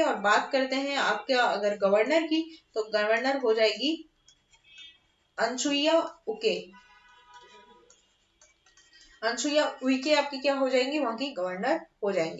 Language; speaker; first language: Hindi; native; Hindi